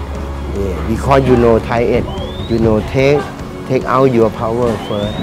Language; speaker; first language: English; non-native, learner; Thai